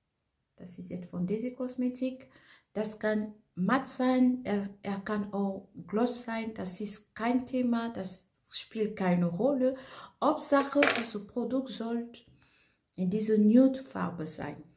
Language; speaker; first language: German; non-native, fluent; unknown